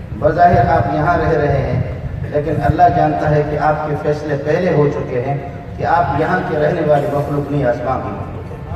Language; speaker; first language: Urdu; non-native, local second language; Brahui